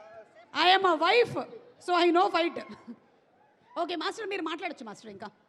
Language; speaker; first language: Telugu; native; Telugu